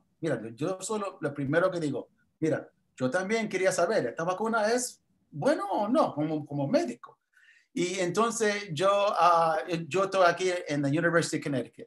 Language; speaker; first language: Spanish; early bilingual, heritage; English